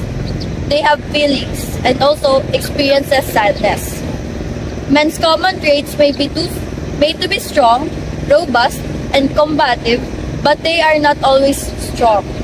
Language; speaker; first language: English; non-native, local second language; Filipino